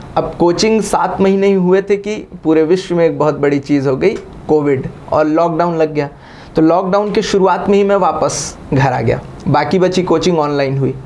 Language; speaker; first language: Hindi; native; Hindi